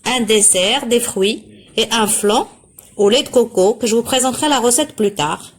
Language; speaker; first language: French; non-native, local second language; Arabic